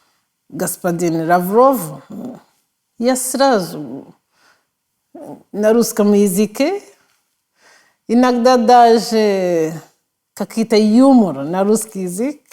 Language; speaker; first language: Russian; non-native, fluent; Kinyarwanda